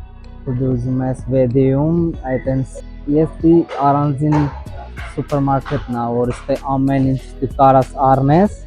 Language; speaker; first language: Armenian; non-native, learner; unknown